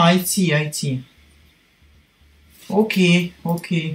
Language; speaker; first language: English; non-native, learner; Russian